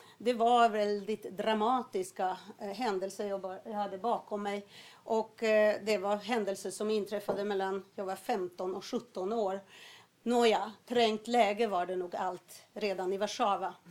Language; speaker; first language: Swedish; early bilingual, other home language; Polish